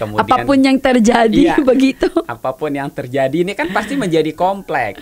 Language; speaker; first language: Indonesian; native; Indonesian